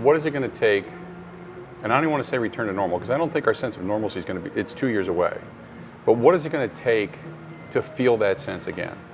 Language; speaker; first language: English; native; English